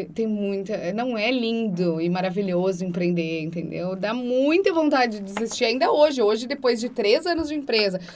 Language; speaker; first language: Portuguese; native; Portuguese